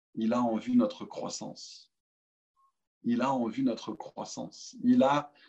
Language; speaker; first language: French; native; French